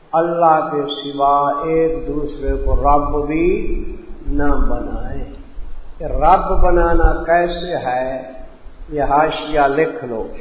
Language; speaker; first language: Urdu; non-native, local second language; Saraiki